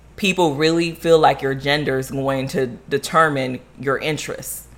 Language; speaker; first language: English; native; English